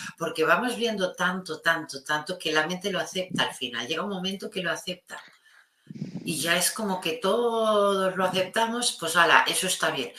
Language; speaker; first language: Spanish; non-native, local second language; Catalan